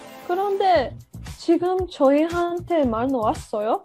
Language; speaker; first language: Korean; non-native, learner; English